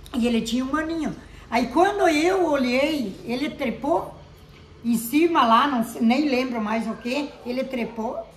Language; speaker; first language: Portuguese; native; Portuguese